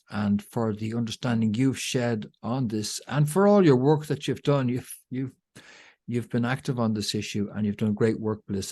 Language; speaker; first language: English; native; English